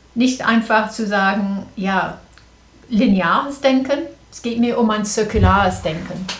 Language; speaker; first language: German; non-native, fluent; English